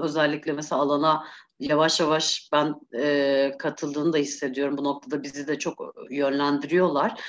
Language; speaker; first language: Turkish; native; Turkish